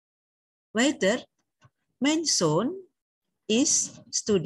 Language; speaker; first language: German; non-native, learner; Indonesian